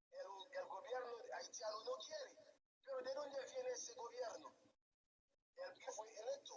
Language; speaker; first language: Spanish; non-native, fluent; Haitian Creole